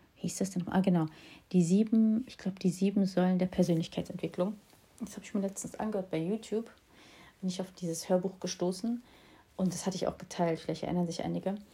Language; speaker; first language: German; early bilingual, other home language; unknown